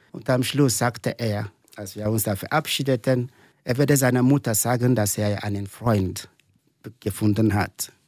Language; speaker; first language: German; non-native, fluent; Igbo